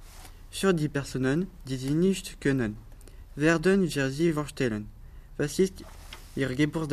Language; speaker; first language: German; non-native, learner; French